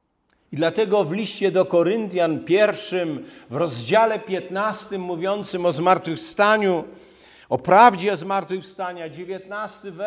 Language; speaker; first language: Polish; native; Polish